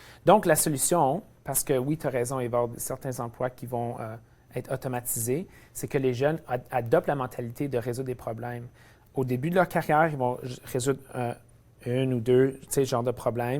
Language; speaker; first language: French; native; French